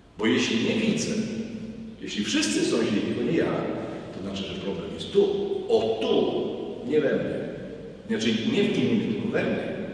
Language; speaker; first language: Polish; native; Polish